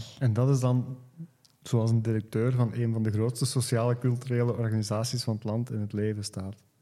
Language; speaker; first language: Dutch; native; Dutch